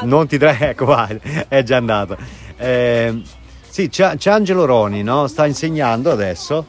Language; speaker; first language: Italian; native; Italian